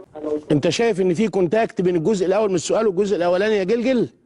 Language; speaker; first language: Arabic; native; Arabic